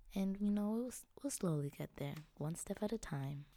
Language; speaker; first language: English; non-native, local second language; Swahili